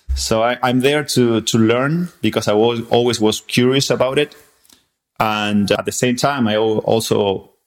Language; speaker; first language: English; non-native, fluent; Spanish